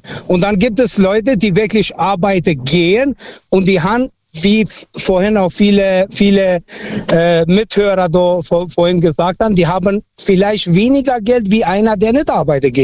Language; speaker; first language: German; non-native, fluent; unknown